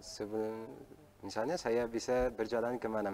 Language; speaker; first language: Indonesian; non-native, learner; Uzbek